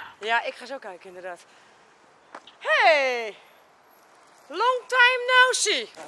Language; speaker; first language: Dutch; native; Dutch